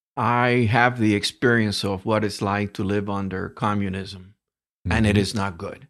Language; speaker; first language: English; early bilingual, other home language; Spanish